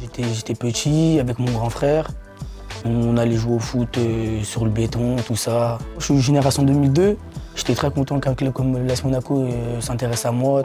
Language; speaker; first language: French; early bilingual, other home language; Portuguese